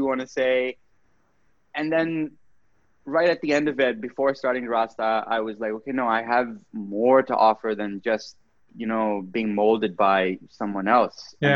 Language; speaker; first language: English; non-native, local second language; Urdu